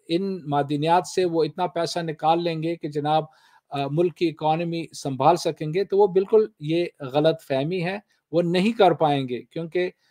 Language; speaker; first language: Urdu; non-native, local second language; Pashto